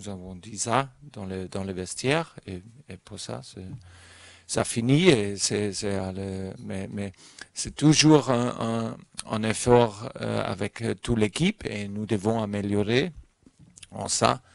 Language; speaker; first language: French; non-native, fluent; German